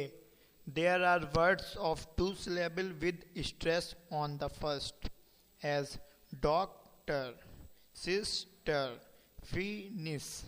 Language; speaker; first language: English; non-native, local second language; Hindi